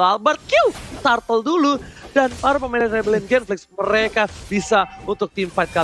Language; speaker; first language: Indonesian; native; Indonesian